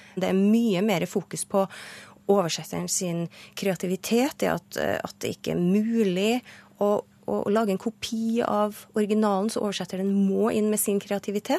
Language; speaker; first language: Norwegian; native; Norwegian